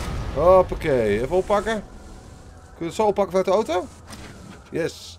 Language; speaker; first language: Dutch; native; Dutch